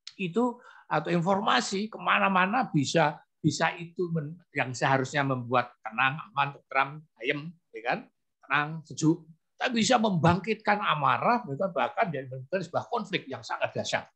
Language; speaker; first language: Indonesian; native; Indonesian